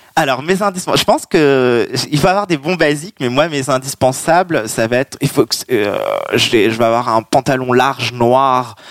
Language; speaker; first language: French; native; French